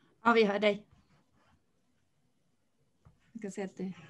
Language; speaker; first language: Swedish; native; Swedish